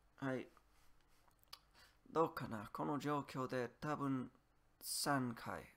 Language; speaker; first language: Japanese; non-native, learner; English